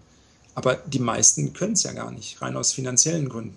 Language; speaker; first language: German; native; German